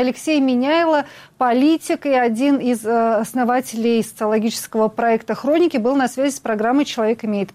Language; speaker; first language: Russian; native; Russian